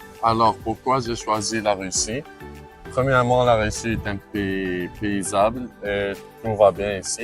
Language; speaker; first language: French; non-native, local second language; Arabic